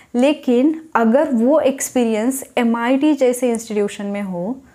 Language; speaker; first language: Hindi; non-native, local second language; Marathi